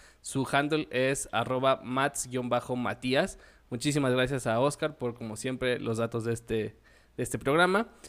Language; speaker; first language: Spanish; native; Spanish